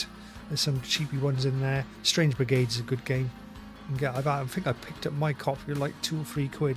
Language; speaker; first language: English; native; English